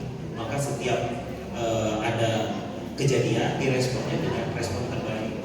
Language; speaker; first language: Indonesian; non-native, local second language; Sundanese